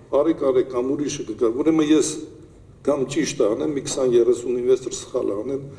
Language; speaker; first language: Armenian; native; Armenian